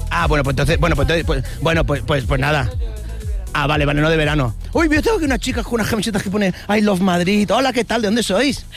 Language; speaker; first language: Spanish; native; Spanish